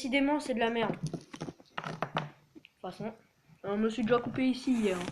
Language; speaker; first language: French; native; French